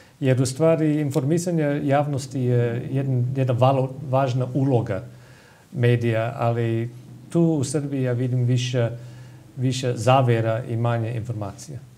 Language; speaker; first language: Serbian; non-native, fluent; English